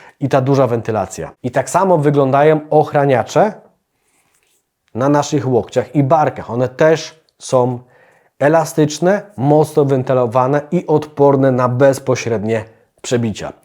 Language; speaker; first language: Polish; native; Polish